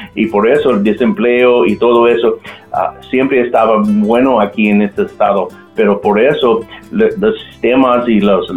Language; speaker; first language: Spanish; non-native, local second language; English